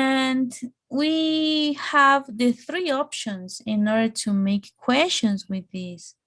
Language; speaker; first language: English; non-native, fluent; Spanish